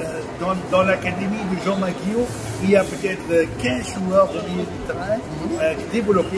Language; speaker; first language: French; non-native, fluent; Dutch